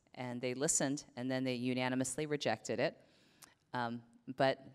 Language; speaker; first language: English; native; English